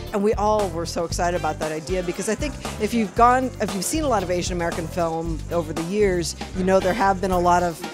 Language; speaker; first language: English; native; English